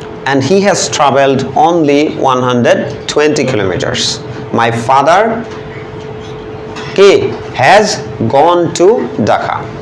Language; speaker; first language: English; non-native, local second language; Bangla